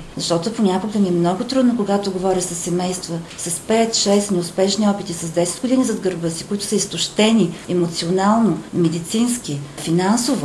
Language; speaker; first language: Bulgarian; native; Bulgarian